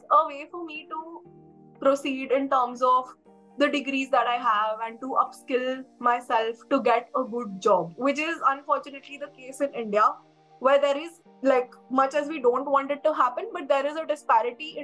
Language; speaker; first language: English; non-native, local second language; Hindi